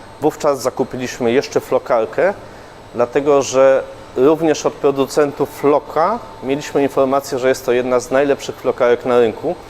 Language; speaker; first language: Polish; native; Polish